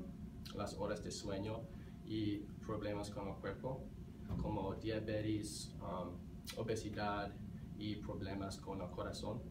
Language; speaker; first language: Spanish; non-native, learner; English